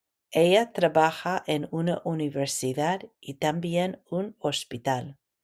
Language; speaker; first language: Spanish; non-native, fluent; English